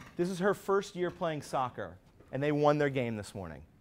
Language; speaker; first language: English; native; English